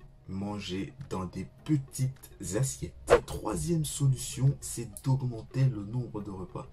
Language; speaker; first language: French; native; French